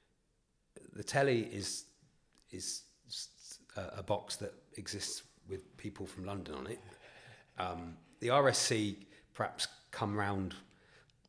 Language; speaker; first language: English; native; English